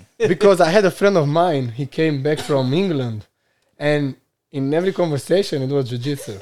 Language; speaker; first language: English; non-native, fluent; Albanian